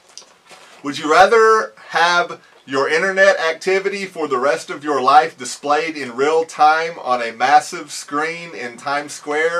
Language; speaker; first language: English; native; English